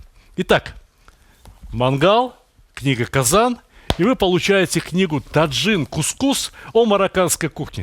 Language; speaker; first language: Russian; native; Russian